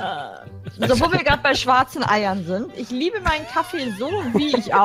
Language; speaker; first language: German; native; German